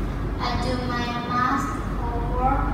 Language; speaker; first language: English; non-native, learner; Vietnamese